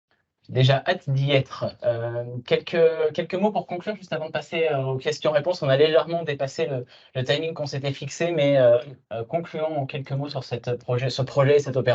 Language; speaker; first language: French; native; French